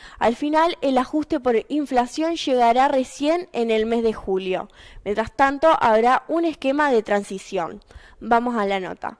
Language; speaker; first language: Spanish; native; Spanish